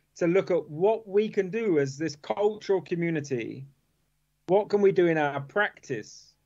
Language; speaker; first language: English; native; English